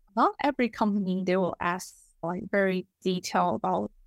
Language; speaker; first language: English; non-native, fluent; Chinese